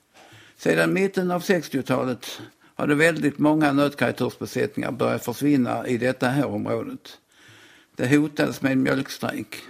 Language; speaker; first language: Swedish; native; Swedish